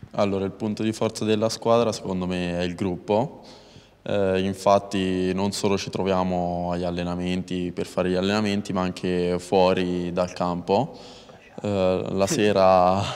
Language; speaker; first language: Italian; native; Italian